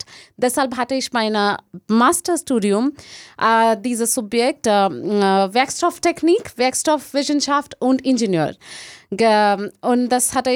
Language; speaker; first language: German; non-native, learner; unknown